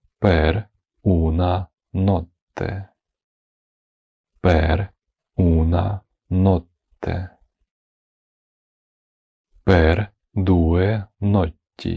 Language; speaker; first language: Italian; non-native, fluent; Ukrainian